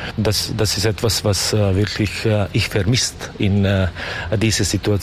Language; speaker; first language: German; non-native, learner; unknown